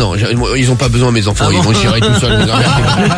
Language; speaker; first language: French; native; French